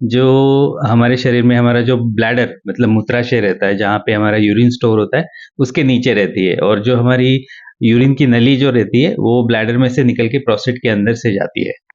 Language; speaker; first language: Hindi; non-native, local second language; Marathi